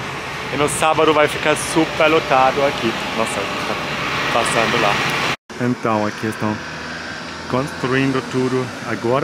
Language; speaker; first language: Portuguese; non-native, fluent; German